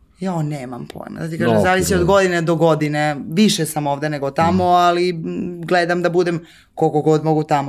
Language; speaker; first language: Serbian; native; Serbian